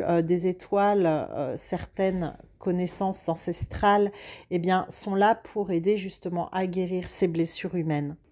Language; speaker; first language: French; native; French